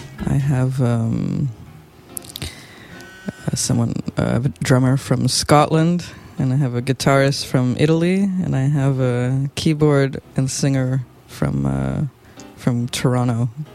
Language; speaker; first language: English; early bilingual, other home language; Russian